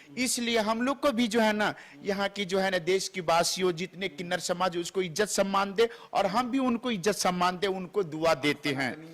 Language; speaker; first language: Hindi; native; Hindi